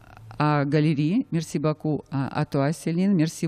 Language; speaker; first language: French; non-native, fluent; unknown